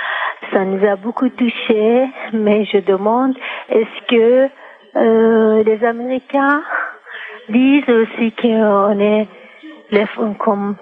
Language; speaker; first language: French; non-native, fluent; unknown